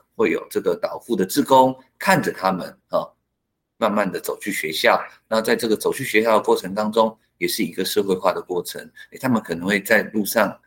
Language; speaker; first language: Chinese; non-native, local second language; Hakka Chinese